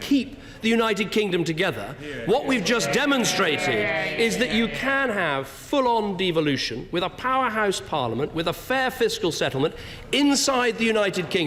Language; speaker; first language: English; native; English